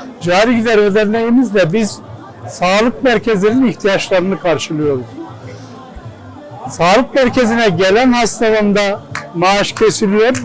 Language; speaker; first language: Turkish; non-native, local second language; Kurdish